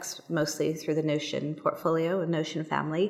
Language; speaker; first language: English; native; English